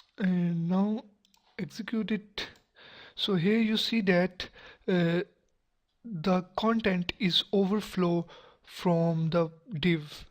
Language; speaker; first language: English; non-native, local second language; Urdu